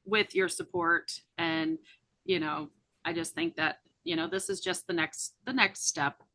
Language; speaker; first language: English; native; English